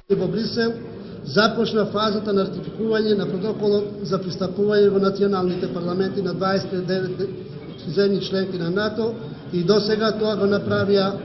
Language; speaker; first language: Macedonian; non-native, local second language; Albanian